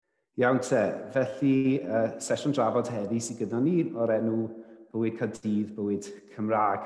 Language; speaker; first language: Welsh; native; Welsh